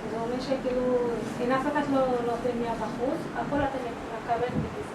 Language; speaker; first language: Hebrew; non-native, fluent; Marathi